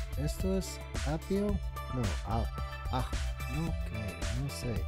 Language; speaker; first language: Spanish; non-native, learner; English